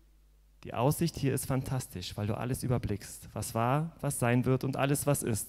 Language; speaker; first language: German; native; German